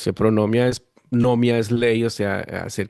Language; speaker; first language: Spanish; native; Spanish